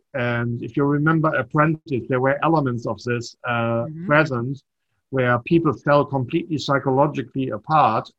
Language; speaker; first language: English; non-native, fluent; German